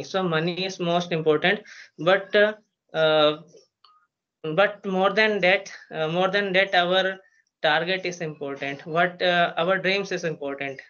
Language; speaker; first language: English; non-native, learner; Hindi